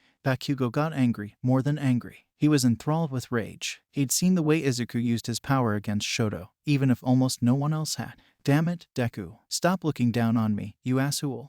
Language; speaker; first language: English; native; English